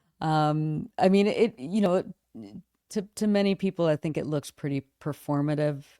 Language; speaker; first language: English; native; English